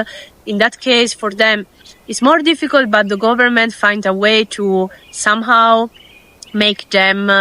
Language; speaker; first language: English; non-native, fluent; Italian